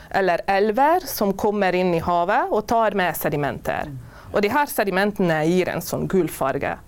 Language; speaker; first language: Norwegian; non-native, fluent; Hungarian